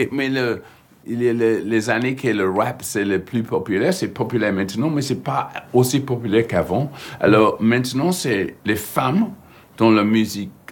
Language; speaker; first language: French; non-native, fluent; English